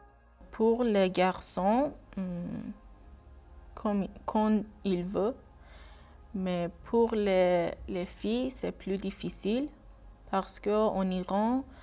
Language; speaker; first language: French; non-native, learner; Persian